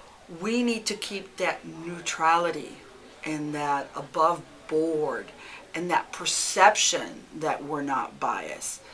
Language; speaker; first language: English; early bilingual, other home language; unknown